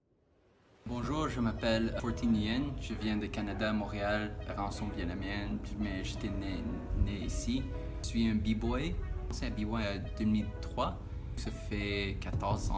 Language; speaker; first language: French; non-native, local second language; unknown